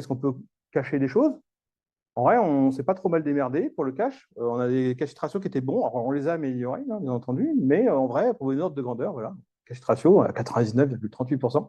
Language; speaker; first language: French; native; French